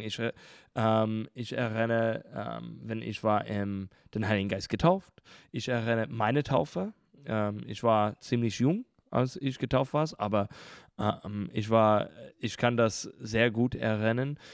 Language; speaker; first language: German; non-native, learner; English